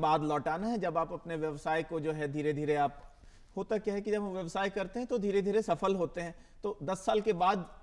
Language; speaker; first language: Hindi; native; Hindi